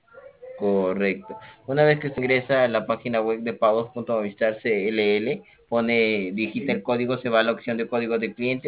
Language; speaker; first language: Spanish; native; Spanish